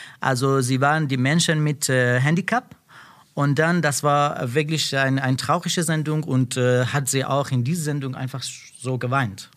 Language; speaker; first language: German; non-native, learner; Persian